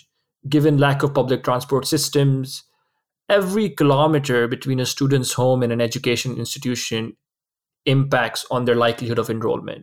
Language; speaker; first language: English; non-native, local second language; Urdu